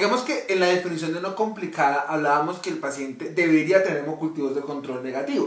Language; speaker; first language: Spanish; native; Spanish